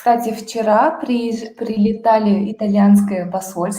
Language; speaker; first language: Russian; native; Russian